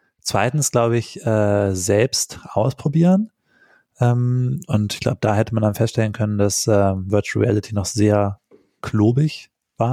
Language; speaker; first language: German; native; German